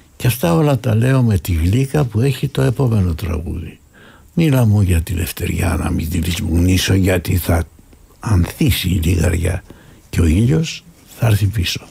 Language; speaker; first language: Greek; native; Greek